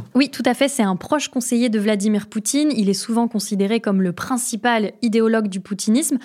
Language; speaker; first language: French; native; French